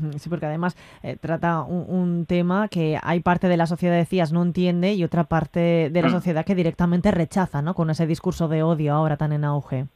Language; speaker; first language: Spanish; native; Spanish